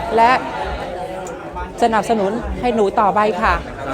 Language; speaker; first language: Thai; non-native, learner; Vietnamese